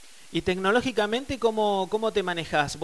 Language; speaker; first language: Spanish; native; Spanish